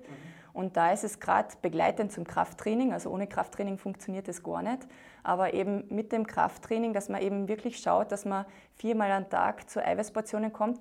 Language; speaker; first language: German; native; German